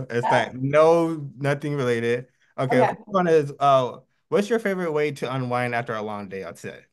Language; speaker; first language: English; native; English